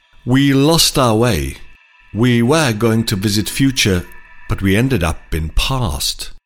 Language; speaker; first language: English; non-native, fluent; Czech